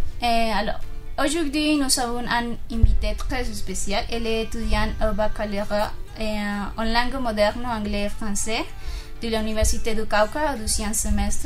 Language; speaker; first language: French; non-native, fluent; Spanish